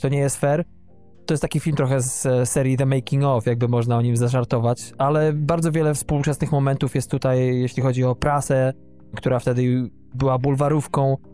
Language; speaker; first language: Polish; native; Polish